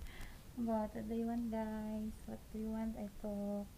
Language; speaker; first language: English; non-native, local second language; Cebuano